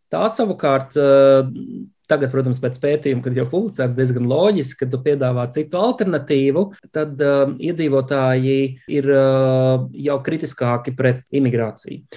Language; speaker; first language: Latvian; native; Latvian